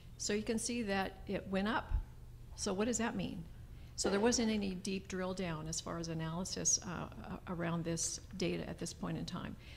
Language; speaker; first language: English; native; English